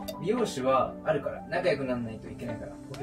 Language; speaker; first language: Japanese; native; Japanese